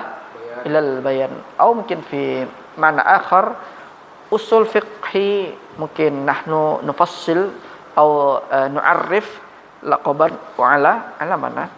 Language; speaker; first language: Arabic; non-native, fluent; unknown